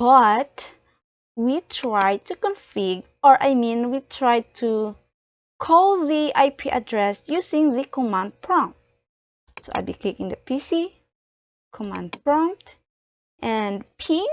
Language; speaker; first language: English; non-native, learner; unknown